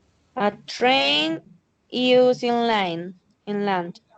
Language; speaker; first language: English; non-native, learner; Spanish